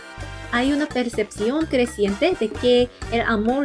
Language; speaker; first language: Spanish; non-native, fluent; Korean